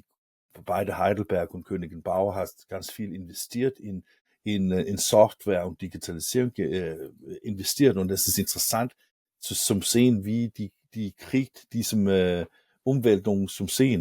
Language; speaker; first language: German; non-native, learner; Danish